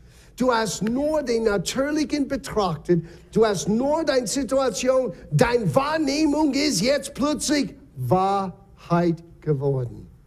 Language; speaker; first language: German; non-native, fluent; English